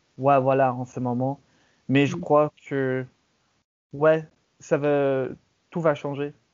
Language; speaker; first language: French; non-native, fluent; English